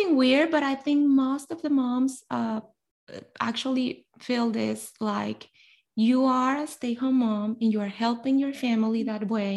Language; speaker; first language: English; non-native, fluent; Spanish